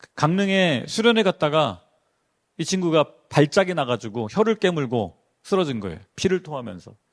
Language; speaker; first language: Korean; native; Korean